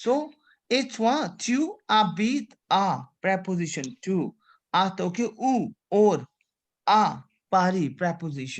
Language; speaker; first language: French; non-native, fluent; Hindi